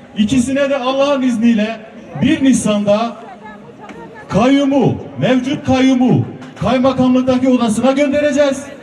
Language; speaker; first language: Turkish; non-native, local second language; Kurdish